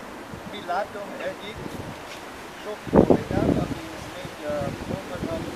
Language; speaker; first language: Hungarian; early bilingual, heritage; Hungarian